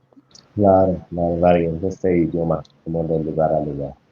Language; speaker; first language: Spanish; non-native, fluent; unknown